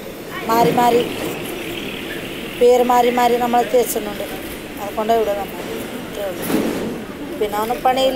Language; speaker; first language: Malayalam; non-native, local second language; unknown